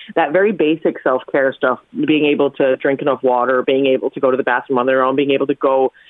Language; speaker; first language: English; native; English